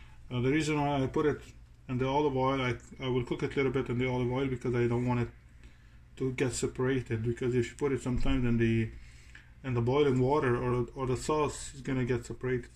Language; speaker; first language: English; non-native, fluent; Arabic